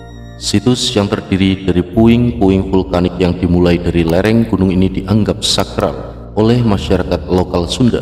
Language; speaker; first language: Indonesian; native; Indonesian